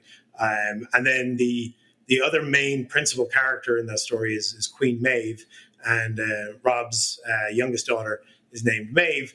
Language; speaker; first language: English; native; English